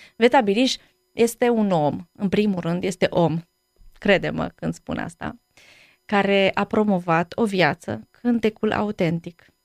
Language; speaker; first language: Romanian; native; Romanian